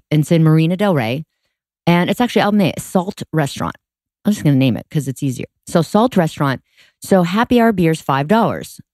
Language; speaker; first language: English; native; English